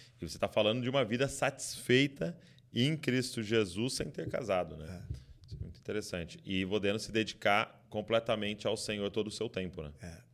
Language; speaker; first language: Portuguese; native; Portuguese